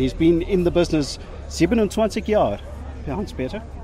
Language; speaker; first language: English; native; English